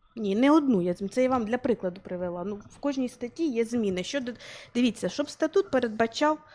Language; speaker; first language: Ukrainian; native; Ukrainian